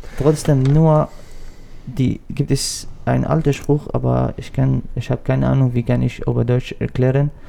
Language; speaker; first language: German; non-native, learner; Arabic